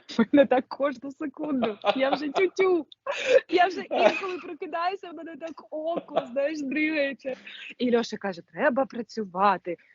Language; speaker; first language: Ukrainian; non-native, local second language; Russian